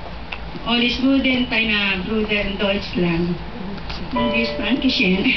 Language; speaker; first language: German; non-native, learner; Filipino